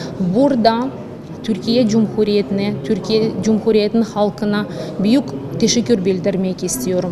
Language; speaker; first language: Turkish; non-native, fluent; Ukrainian